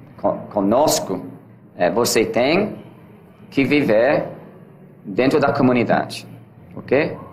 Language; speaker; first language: Portuguese; non-native, learner; English